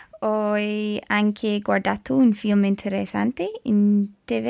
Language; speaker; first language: Italian; non-native, learner; English